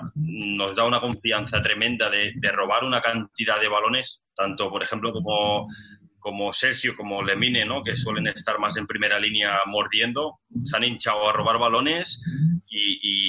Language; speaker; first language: Spanish; native; Spanish